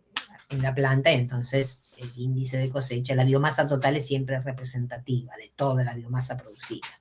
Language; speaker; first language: Spanish; native; Spanish